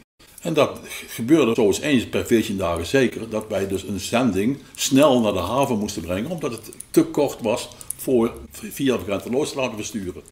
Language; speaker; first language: Dutch; native; Dutch